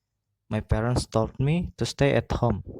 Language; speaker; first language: English; non-native, learner; Indonesian